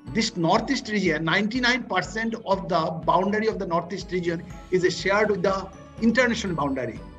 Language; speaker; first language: English; non-native, local second language; Bangla